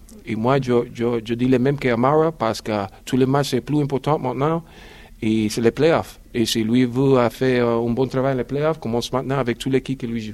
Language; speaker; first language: French; non-native, learner; English